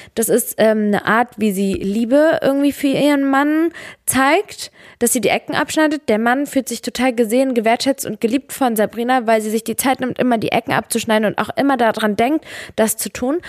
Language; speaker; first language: German; early bilingual, other home language; Serbian